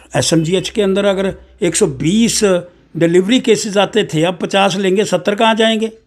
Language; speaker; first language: Hindi; non-native, local second language; Dogri